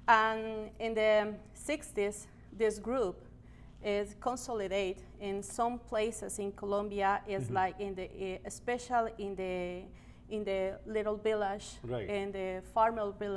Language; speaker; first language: English; non-native, learner; Spanish